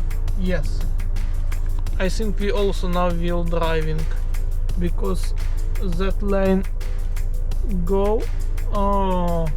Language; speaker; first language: English; non-native, learner; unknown